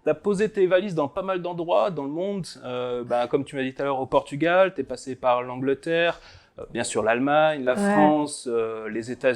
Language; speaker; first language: French; native; French